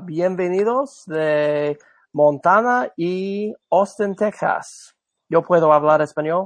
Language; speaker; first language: Spanish; non-native, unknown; English